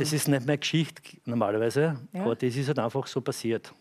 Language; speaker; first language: German; native; German